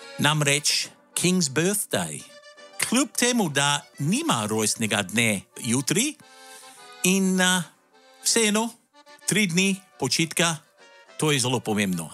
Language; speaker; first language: Slovenian; early bilingual, heritage; Slovenian